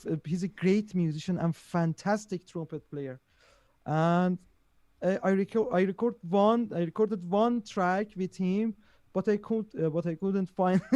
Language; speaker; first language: English; non-native, learner; Persian